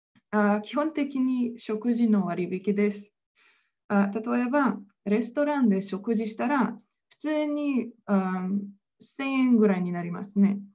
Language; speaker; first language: Japanese; non-native, fluent; Slovenian